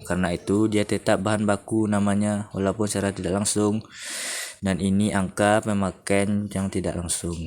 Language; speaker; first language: Indonesian; native; Indonesian